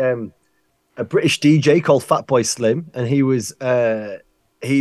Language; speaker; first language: English; native; English